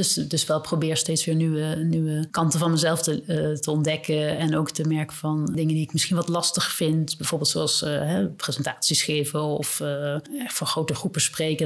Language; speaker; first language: Dutch; native; Dutch